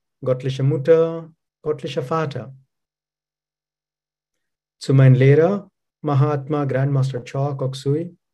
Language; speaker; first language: German; non-native, learner; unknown